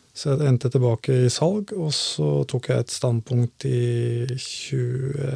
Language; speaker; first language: Norwegian; native; Norwegian